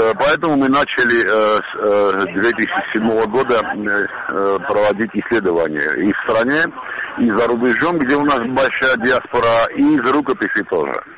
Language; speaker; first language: Russian; non-native, local second language; Armenian